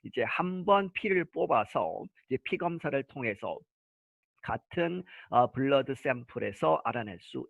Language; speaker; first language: Korean; native; Korean